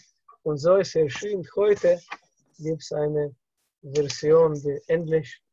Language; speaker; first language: German; non-native, learner; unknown